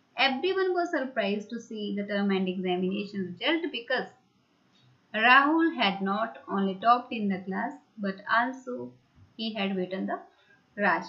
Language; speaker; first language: English; non-native, local second language; Hindi